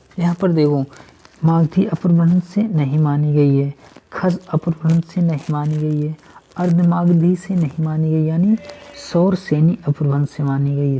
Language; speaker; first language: Hindi; native; Hindi